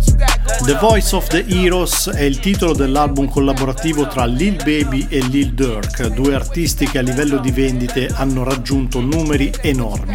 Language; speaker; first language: Italian; native; Italian